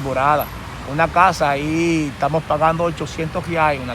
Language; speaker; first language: Portuguese; non-native, learner; Spanish